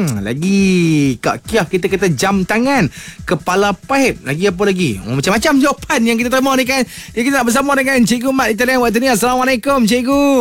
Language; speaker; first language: Malay; native; Malay